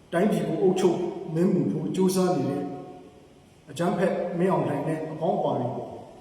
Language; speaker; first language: Burmese; non-native, local second language; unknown